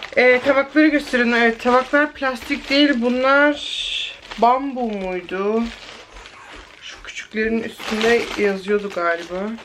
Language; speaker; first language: Turkish; early bilingual, heritage; Turkish